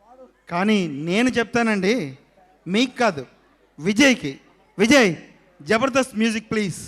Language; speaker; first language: Telugu; native; Telugu